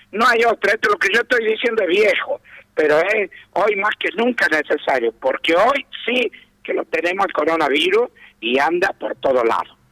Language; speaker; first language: Spanish; native; Spanish